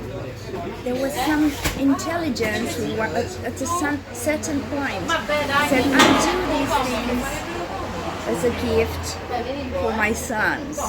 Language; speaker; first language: English; non-native, fluent; Italian